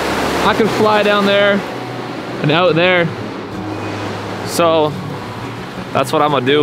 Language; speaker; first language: English; native; English